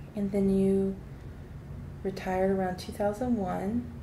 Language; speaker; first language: English; native; English